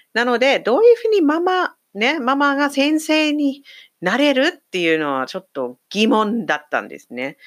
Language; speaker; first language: Japanese; non-native, fluent; English